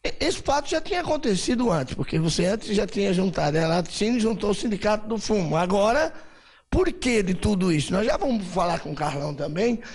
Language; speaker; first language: Portuguese; native; Portuguese